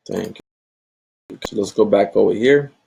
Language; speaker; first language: English; native; English